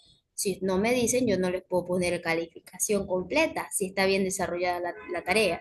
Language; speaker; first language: Spanish; native; Spanish